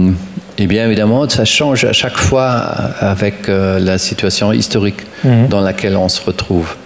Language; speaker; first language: French; non-native, fluent; German